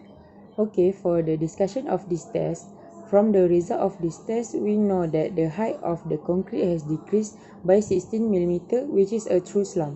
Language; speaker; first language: English; non-native, learner; Malay